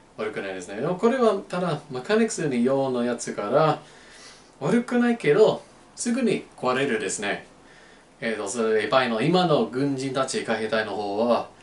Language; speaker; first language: Japanese; non-native, learner; English